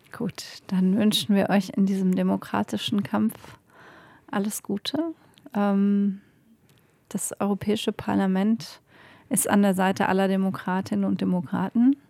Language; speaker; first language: German; native; German